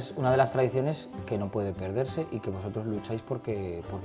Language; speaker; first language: Spanish; native; Spanish